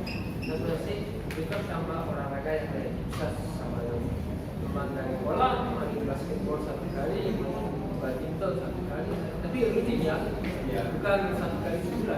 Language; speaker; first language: Indonesian; non-native, learner; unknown